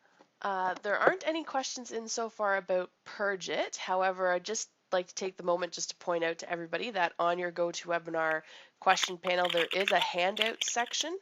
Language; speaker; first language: English; native; English